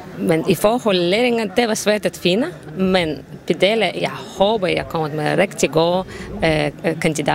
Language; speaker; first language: Danish; non-native, learner; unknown